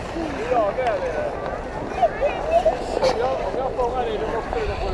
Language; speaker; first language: Swedish; native; Swedish